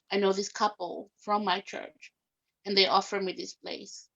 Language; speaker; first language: English; early bilingual, other home language; Spanish